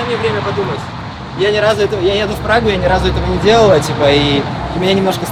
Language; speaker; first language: Russian; native; Russian